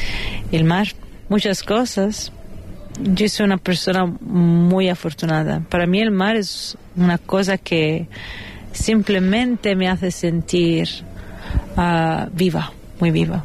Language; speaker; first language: Spanish; non-native, fluent; Italian